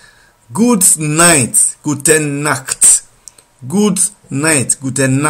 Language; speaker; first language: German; non-native, learner; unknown